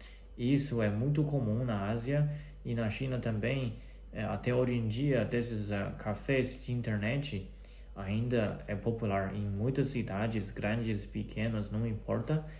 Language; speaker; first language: Portuguese; non-native, fluent; Chinese